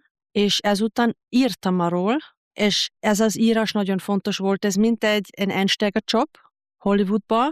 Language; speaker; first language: Hungarian; non-native, learner; German